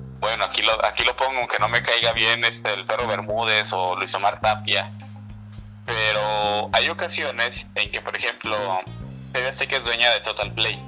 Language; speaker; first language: Spanish; native; Spanish